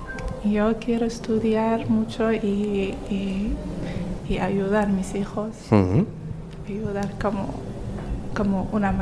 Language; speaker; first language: Spanish; non-native, learner; Somali